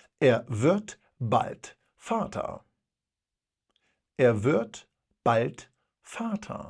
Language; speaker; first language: German; non-native, fluent; Polish